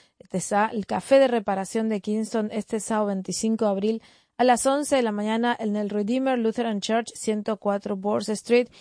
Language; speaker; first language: Spanish; native; Spanish